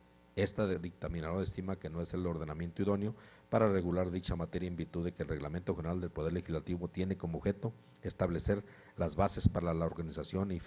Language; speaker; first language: Spanish; native; Spanish